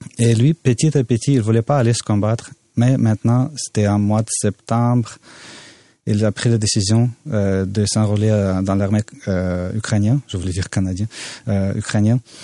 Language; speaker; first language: French; non-native, fluent; Russian